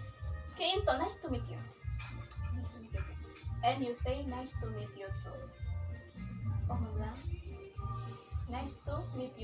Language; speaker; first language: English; non-native, learner; Indonesian